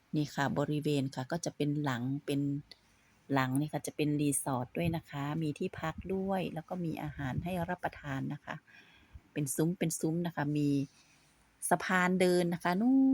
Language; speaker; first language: Thai; native; Thai